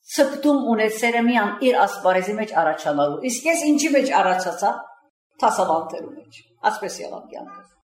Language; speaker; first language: Armenian; early bilingual, heritage; Armenian